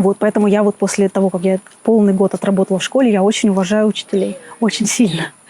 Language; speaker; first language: Russian; native; Russian